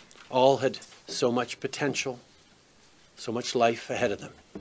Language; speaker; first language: English; native; English